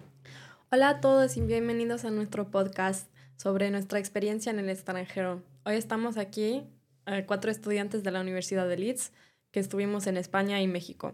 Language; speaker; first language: Spanish; non-native, fluent; English